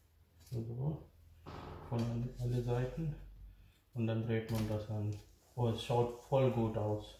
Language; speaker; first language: German; non-native, learner; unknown